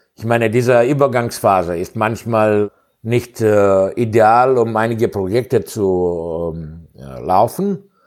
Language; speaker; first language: German; non-native, fluent; Greek